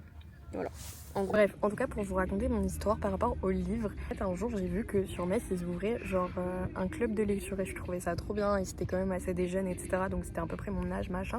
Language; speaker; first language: French; native; French